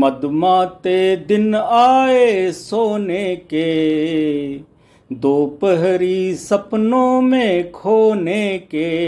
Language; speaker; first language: Hindi; native; Hindi